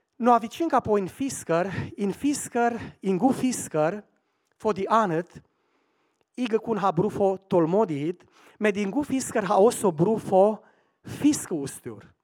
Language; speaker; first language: Swedish; non-native, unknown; Romanian